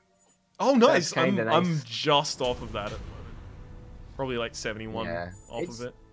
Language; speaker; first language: English; native; English